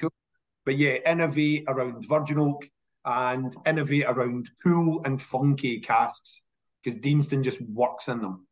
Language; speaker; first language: English; native; English